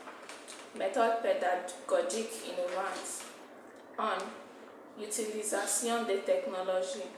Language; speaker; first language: French; non-native, fluent; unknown